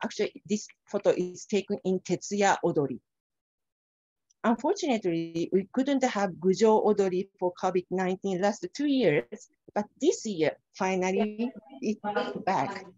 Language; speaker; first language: English; non-native, fluent; Japanese